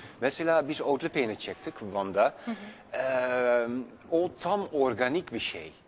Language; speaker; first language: Turkish; non-native, fluent; Dutch